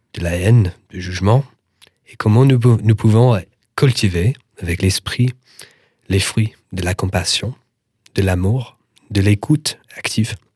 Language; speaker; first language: French; non-native, fluent; English